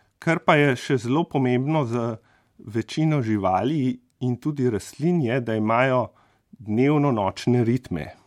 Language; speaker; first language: Slovenian; native; Slovenian